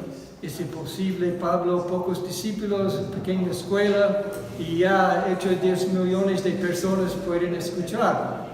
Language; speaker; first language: Spanish; non-native, fluent; English